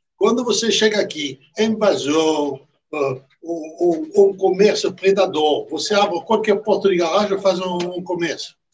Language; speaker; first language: Portuguese; non-native, fluent; French